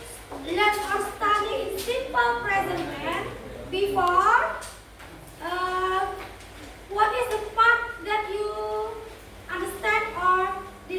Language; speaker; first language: English; non-native, learner; Indonesian